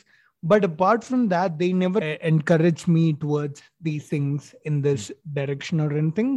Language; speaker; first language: English; non-native, local second language; Malayalam